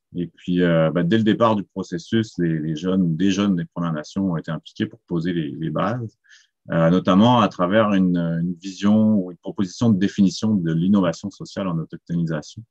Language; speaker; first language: French; native; French